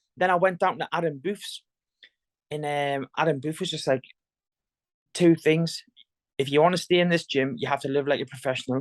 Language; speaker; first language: English; native; English